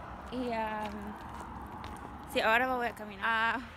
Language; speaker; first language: Spanish; early bilingual, heritage; Spanish